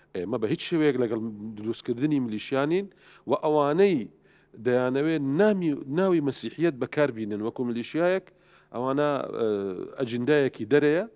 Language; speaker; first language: Central Kurdish; non-native, local second language; Assyrian Neo-Aramaic